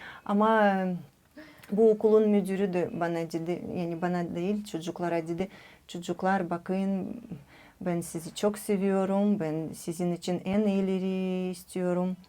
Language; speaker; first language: Turkish; non-native, learner; Russian